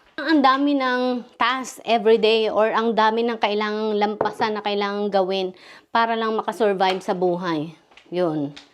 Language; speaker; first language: Filipino; native; Filipino